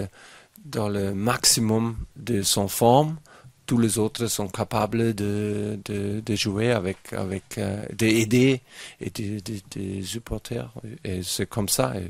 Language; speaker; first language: French; non-native, fluent; German